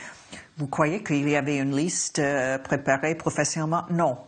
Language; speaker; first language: French; non-native, fluent; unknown